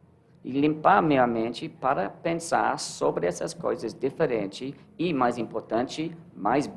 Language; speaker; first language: Portuguese; non-native, learner; English